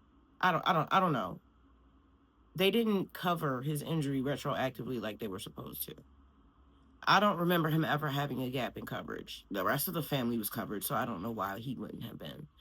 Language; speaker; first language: English; native; English